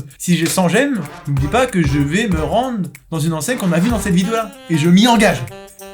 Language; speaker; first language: French; native; French